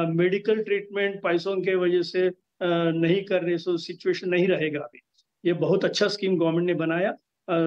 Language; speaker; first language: Hindi; non-native, local second language; Telugu